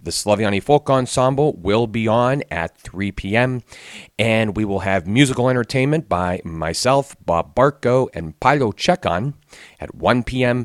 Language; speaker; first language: English; native; English